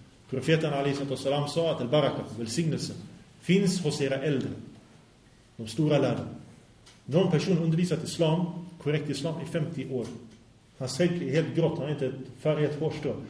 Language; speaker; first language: Swedish; early bilingual, other home language; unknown